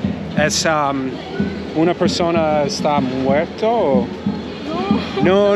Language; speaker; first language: Spanish; non-native, learner; English